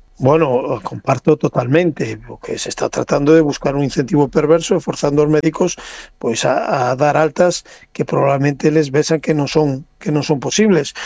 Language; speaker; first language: Galician; native; Galician